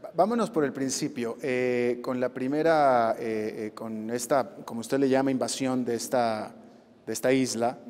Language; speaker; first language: Spanish; native; Spanish